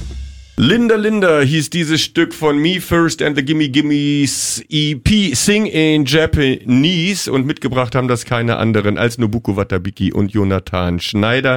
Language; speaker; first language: German; native; German